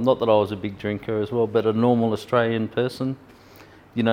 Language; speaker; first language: English; native; English